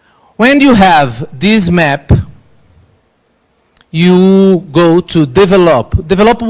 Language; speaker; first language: English; non-native, learner; Portuguese